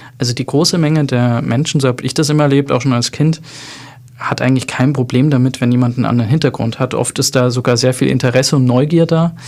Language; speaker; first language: German; native; German